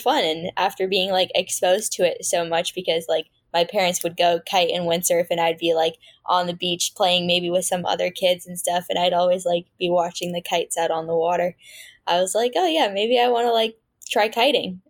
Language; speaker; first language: English; native; English